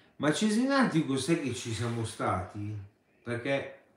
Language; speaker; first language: Italian; native; Italian